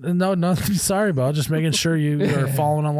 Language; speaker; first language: English; native; English